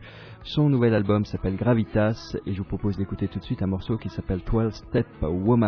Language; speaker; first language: French; native; French